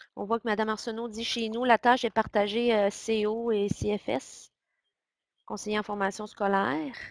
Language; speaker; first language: French; native; French